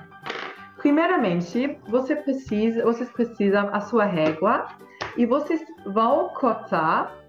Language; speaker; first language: Portuguese; non-native, fluent; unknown